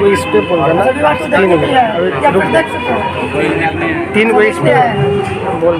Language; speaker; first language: Hindi; non-native, local second language; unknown